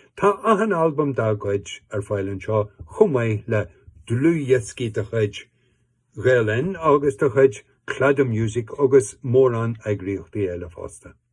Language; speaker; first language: Irish; native; Irish